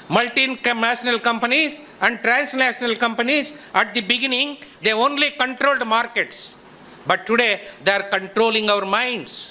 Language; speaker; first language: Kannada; non-native, local second language; Telugu